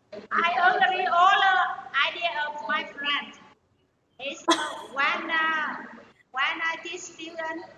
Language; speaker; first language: English; non-native, learner; Vietnamese